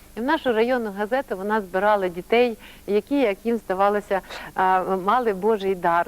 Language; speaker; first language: Ukrainian; native; Ukrainian